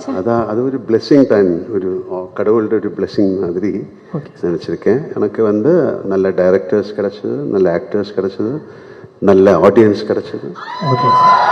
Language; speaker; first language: Tamil; non-native, learner; Malayalam